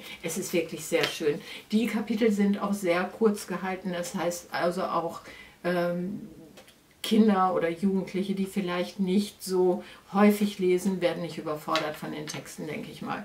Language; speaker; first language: German; native; German